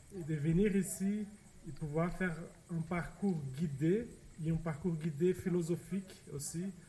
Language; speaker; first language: French; non-native, fluent; Portuguese